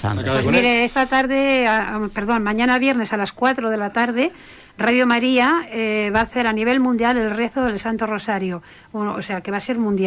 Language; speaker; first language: Spanish; native; Spanish